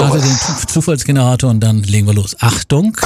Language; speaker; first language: German; native; German